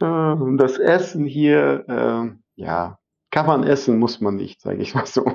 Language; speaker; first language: German; non-native, fluent; Arabic